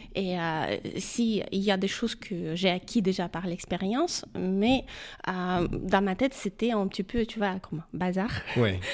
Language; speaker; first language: French; non-native, fluent; Ukrainian